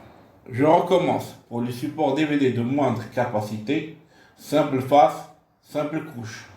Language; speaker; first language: French; non-native, local second language; Arabic